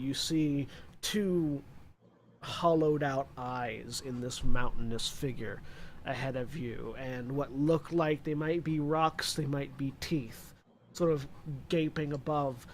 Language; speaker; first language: English; native; English